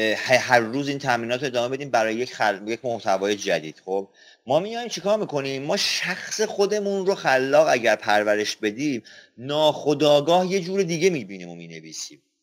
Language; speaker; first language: Persian; non-native, local second language; Azerbaijani